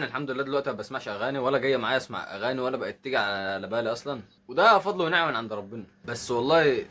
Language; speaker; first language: Arabic; native; Arabic